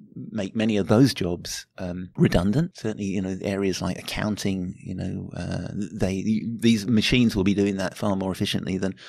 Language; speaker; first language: English; native; English